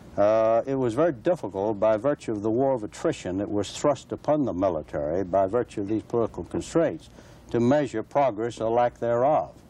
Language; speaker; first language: English; native; English